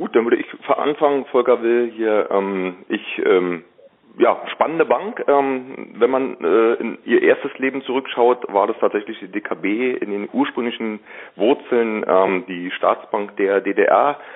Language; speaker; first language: German; native; German